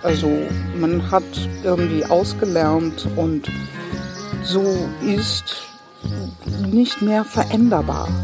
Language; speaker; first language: German; non-native, fluent; English